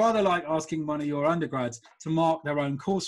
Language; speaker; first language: English; native; English